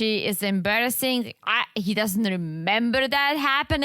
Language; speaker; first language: English; native; English